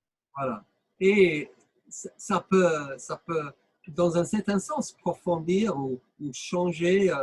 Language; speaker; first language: French; non-native, fluent; English